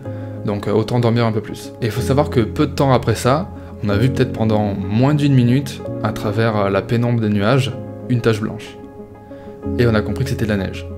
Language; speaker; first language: French; native; French